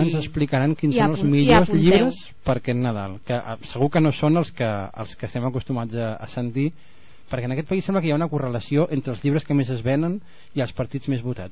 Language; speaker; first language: Catalan; native; Catalan